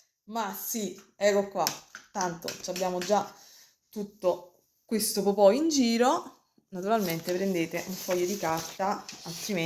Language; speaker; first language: Italian; native; Italian